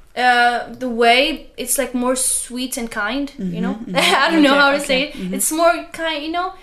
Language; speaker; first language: English; non-native, learner; Arabic